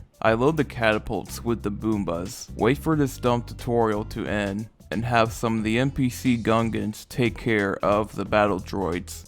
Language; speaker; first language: English; native; English